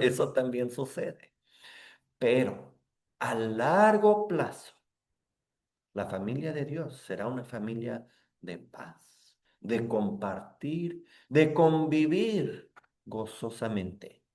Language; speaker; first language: Spanish; native; Spanish